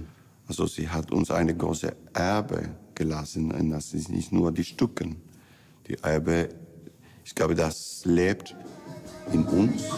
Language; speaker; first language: German; non-native, fluent; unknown